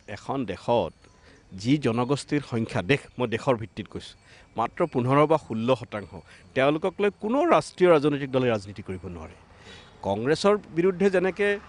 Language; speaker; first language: Assamese; native; Assamese